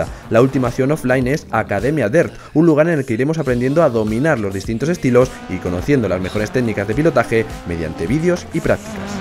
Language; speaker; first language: Spanish; native; Spanish